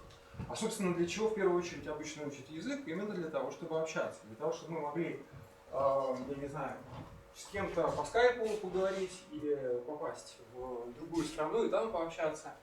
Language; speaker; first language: Russian; native; Russian